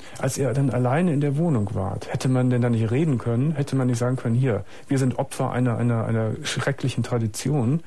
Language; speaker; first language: German; native; German